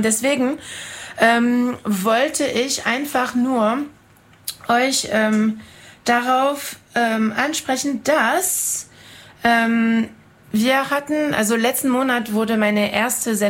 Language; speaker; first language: German; non-native, fluent; French